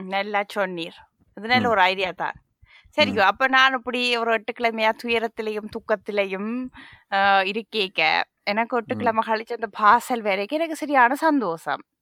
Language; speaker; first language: Tamil; early bilingual, heritage; Tamil